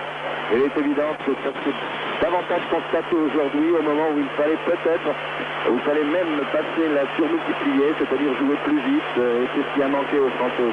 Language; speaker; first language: French; native; French